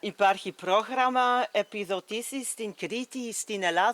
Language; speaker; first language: Greek; non-native, learner; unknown